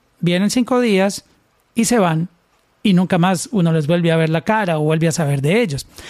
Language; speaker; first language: Spanish; native; Spanish